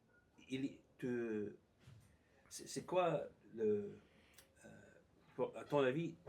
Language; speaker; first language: French; non-native, learner; English